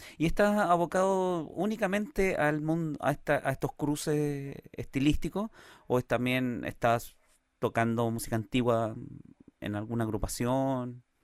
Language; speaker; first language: Spanish; native; Spanish